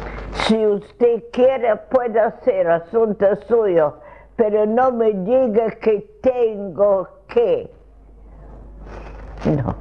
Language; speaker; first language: Spanish; non-native, fluent; Russian